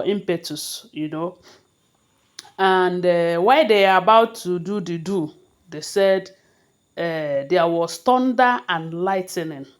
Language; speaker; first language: English; non-native, local second language; Yoruba